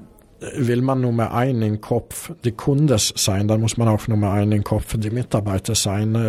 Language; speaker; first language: German; non-native, fluent; Swedish